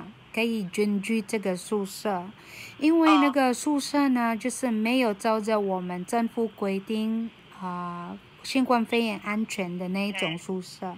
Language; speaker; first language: Chinese; non-native, fluent; Filipino